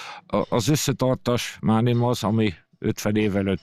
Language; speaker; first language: Hungarian; early bilingual, heritage; Hungarian